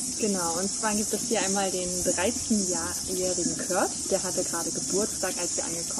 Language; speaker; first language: German; native; German